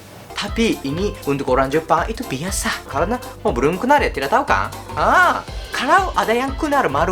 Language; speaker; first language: Indonesian; non-native, learner; Japanese